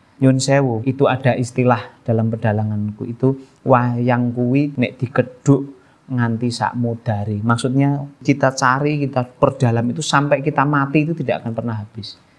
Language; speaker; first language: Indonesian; non-native, local second language; Javanese